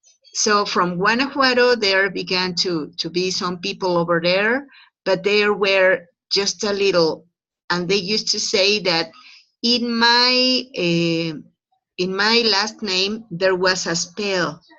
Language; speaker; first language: English; non-native, fluent; Spanish